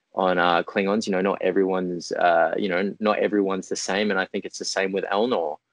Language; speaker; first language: English; native; English